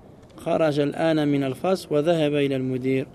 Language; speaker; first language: Arabic; early bilingual, heritage; Arabic